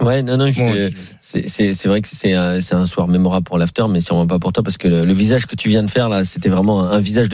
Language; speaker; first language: French; native; French